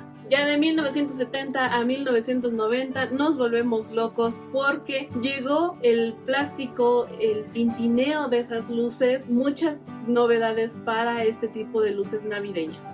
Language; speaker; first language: Spanish; native; Spanish